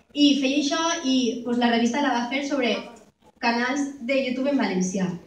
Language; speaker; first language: Catalan; non-native, local second language; Spanish